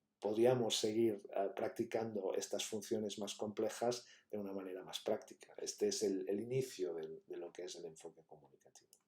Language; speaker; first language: Spanish; non-native, local second language; Catalan